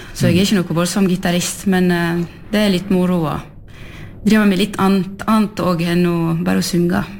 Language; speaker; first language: Norwegian; non-native, fluent; French